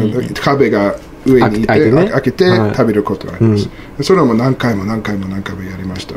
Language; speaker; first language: Japanese; non-native, learner; English